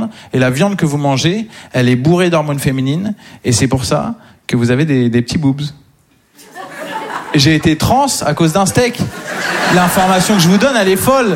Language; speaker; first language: French; native; French